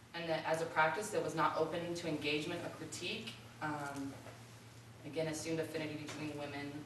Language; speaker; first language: English; native; English